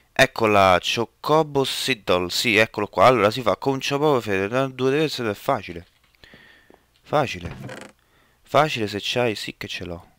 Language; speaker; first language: Italian; native; Italian